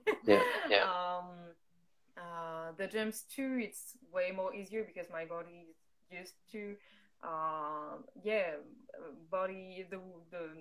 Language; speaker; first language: English; non-native, fluent; French